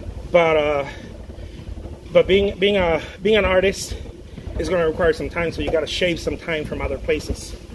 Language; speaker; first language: English; non-native, fluent; Spanish